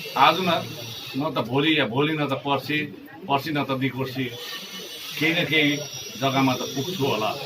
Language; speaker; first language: Nepali; native; Nepali